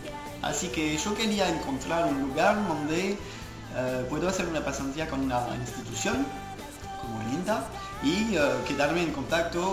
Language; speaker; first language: Spanish; non-native, fluent; French